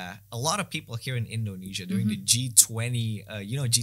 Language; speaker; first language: English; non-native, fluent; Indonesian